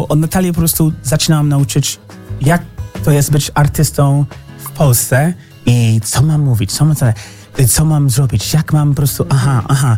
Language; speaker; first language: Polish; non-native, learner; English